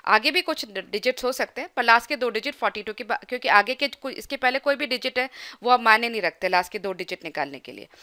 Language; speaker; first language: Hindi; native; Hindi